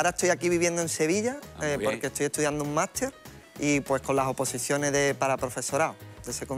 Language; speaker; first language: Spanish; native; Spanish